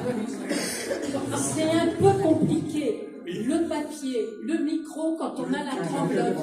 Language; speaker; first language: French; native; French